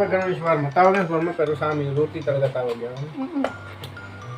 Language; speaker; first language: Filipino; non-native, learner; Punjabi